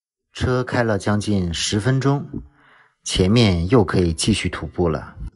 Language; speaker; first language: Chinese; native; Chinese